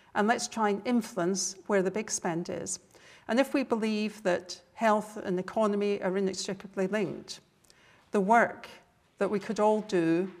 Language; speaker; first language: English; native; English